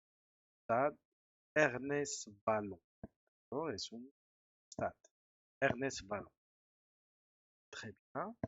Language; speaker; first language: French; non-native, fluent; Spanish